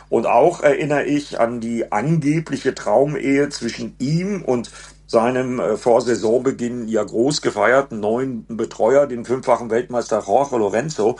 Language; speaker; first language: German; native; German